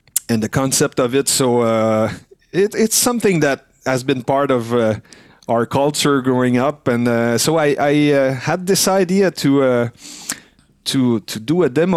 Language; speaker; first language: English; non-native, fluent; French